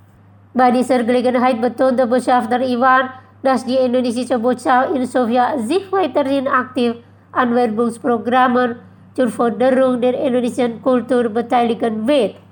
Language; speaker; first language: German; non-native, fluent; Indonesian